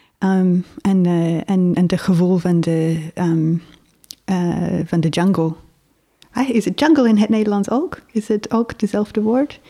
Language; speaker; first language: Dutch; non-native, fluent; English